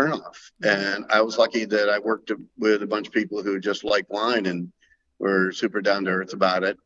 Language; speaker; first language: English; native; English